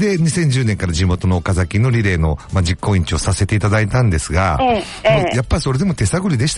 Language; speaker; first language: Japanese; native; Japanese